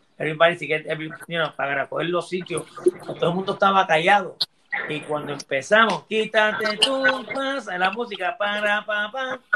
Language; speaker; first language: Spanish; early bilingual, heritage; Spanish